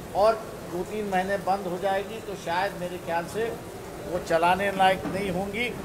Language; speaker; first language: Hindi; non-native, local second language; Marathi